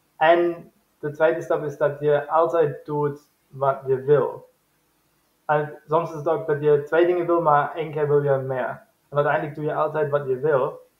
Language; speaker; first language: Dutch; non-native, fluent; German